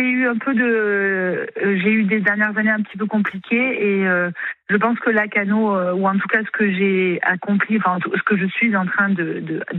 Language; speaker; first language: French; native; French